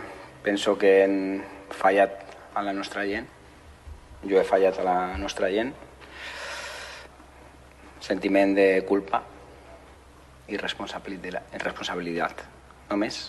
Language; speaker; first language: Catalan; non-native, fluent; Spanish